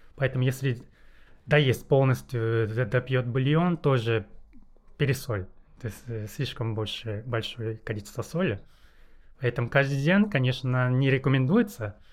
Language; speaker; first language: Russian; non-native, learner; Japanese